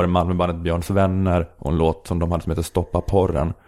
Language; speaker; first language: Swedish; native; Swedish